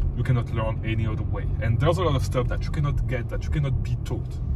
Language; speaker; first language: English; non-native, fluent; French